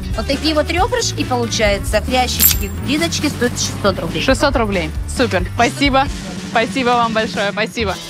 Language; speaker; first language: Russian; native; Russian